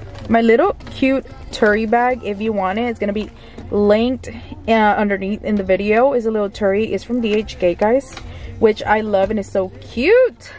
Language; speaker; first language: English; early bilingual, other home language; Spanish